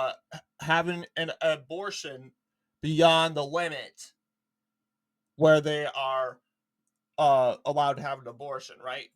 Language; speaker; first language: English; native; English